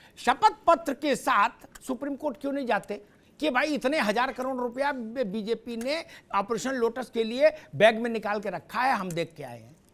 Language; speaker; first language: Hindi; native; Hindi